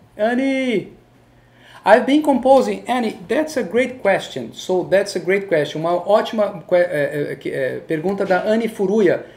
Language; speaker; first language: English; non-native, fluent; Portuguese